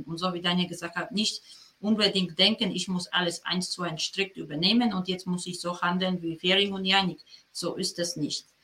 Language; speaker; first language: German; non-native, fluent; Polish